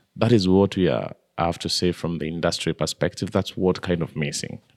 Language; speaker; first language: English; non-native, local second language; Kikuyu